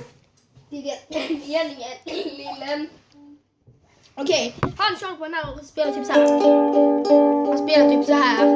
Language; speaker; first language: Swedish; native; Swedish